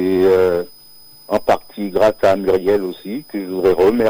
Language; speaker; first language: French; native; French